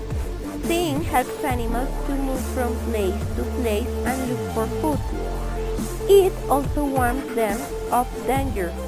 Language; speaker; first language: English; non-native, fluent; Spanish